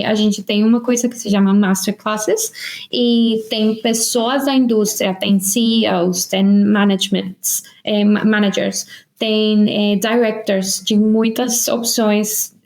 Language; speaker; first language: Portuguese; non-native, fluent; Spanish